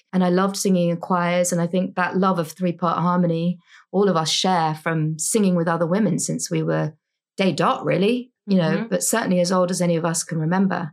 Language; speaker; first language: English; native; English